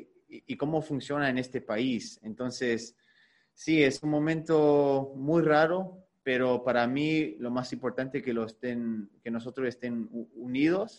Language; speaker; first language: Spanish; early bilingual, heritage; Spanish